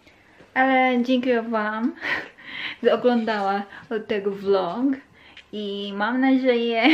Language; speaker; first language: Polish; non-native, learner; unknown